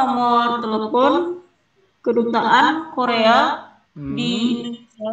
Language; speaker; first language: Korean; non-native, learner; Indonesian